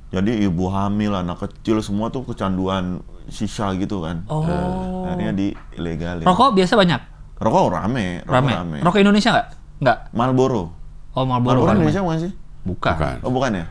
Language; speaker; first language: Indonesian; early bilingual, other home language; Fula